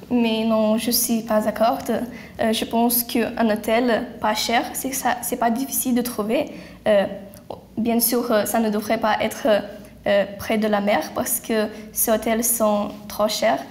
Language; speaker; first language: French; non-native, learner; Lithuanian